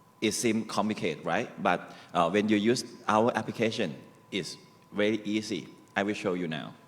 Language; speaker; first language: English; non-native, learner; Thai